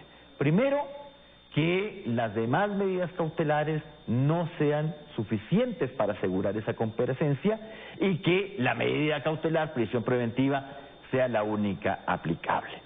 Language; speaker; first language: Spanish; native; Spanish